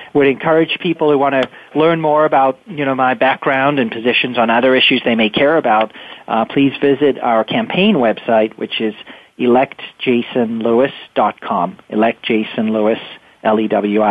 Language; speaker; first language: English; native; English